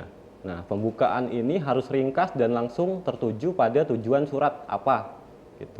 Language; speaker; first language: Indonesian; native; Indonesian